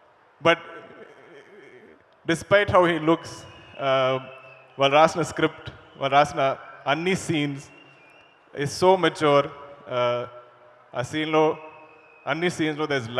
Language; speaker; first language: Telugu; non-native, learner; Malayalam